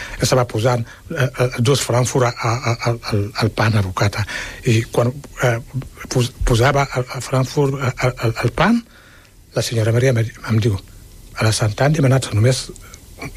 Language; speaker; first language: Catalan; non-native, fluent; Wolof